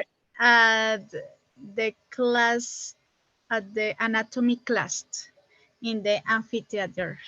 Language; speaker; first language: English; non-native, learner; Spanish